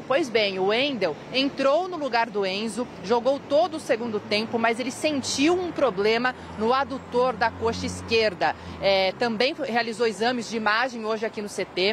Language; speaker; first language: Portuguese; native; Portuguese